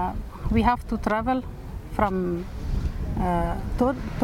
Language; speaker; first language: English; non-native, fluent; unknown